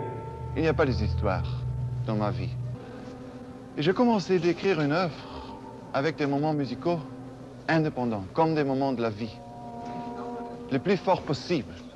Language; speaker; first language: French; non-native, fluent; German